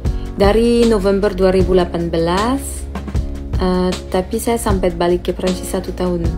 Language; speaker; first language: Indonesian; non-native, fluent; French